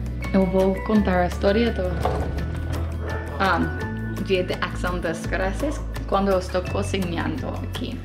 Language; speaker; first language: Portuguese; non-native, learner; English